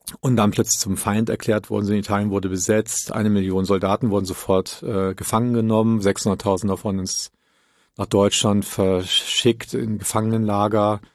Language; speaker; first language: German; early bilingual, other home language; Italian